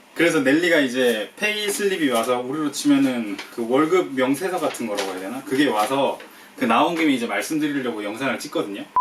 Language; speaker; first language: Korean; native; Korean